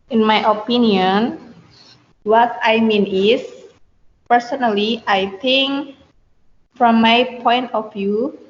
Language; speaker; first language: English; non-native, learner; Indonesian